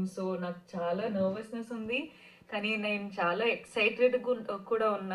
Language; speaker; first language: Telugu; non-native, fluent; Kannada